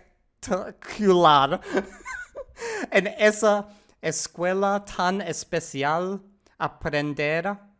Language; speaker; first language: Spanish; non-native, learner; English